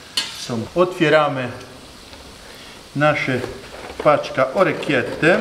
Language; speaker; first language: Polish; non-native, learner; Italian